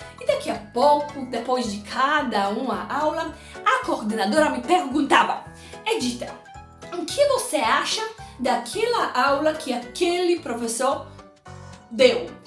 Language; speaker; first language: Portuguese; non-native, fluent; Polish